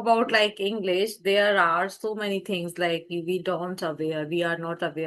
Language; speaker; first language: English; non-native, fluent; Hindi